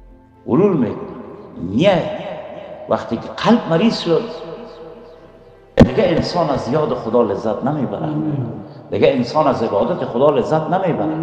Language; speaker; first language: Persian; native; Persian